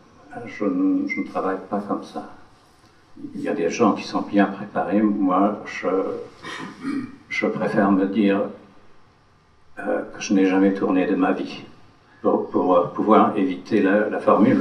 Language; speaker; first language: French; non-native, fluent; English